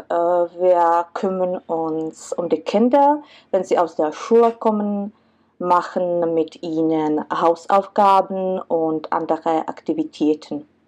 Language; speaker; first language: German; non-native, fluent; Czech